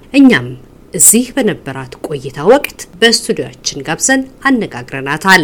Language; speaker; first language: Amharic; native; Amharic